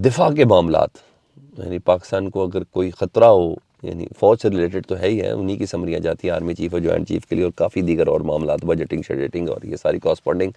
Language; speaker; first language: Urdu; native; Urdu